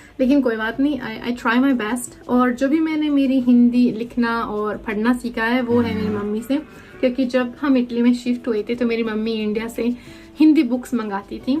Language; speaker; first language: Hindi; early bilingual, heritage; Hindi